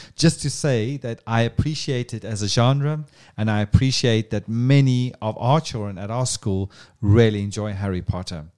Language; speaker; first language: English; native; English